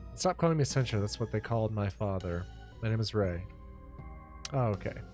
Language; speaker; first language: English; native; English